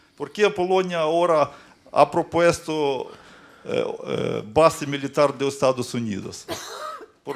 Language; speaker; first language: Spanish; non-native, learner; Ukrainian